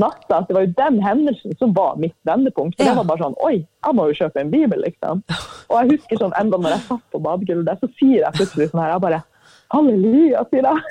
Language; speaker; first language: Norwegian; native; Norwegian